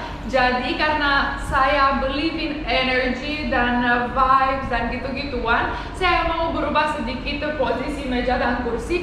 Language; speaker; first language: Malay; non-native, fluent; English